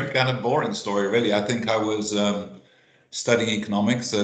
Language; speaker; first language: English; native; English